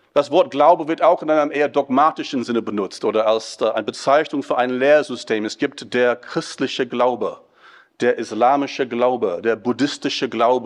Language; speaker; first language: German; non-native, fluent; English